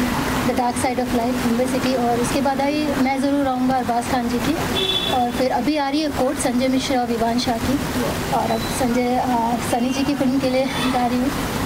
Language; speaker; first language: Hindi; native; Hindi